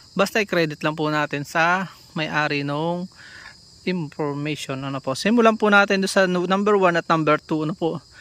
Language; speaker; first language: Filipino; native; Filipino